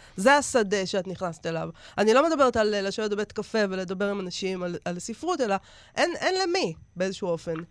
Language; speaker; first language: Hebrew; native; Hebrew